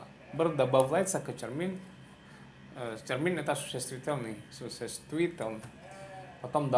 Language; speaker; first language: Russian; non-native, learner; Javanese